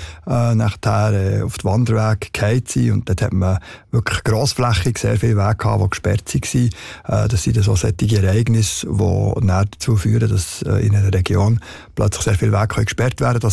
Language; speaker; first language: German; native; German